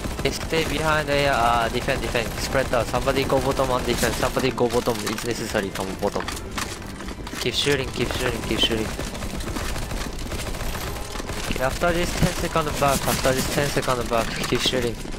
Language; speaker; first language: English; non-native, learner; Japanese